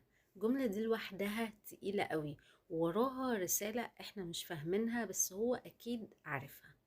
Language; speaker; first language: Arabic; native; Arabic